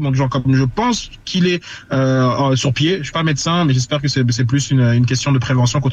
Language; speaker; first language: French; native; French